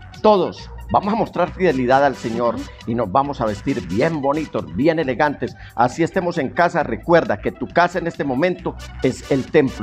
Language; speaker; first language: Spanish; native; Spanish